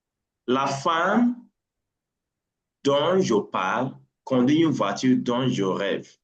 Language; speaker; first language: French; non-native, learner; English